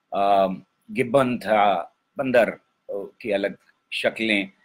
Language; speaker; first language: Hindi; native; Hindi